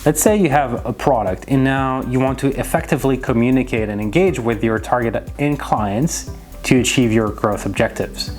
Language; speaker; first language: English; non-native, fluent; French